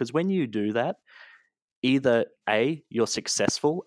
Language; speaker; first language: English; native; English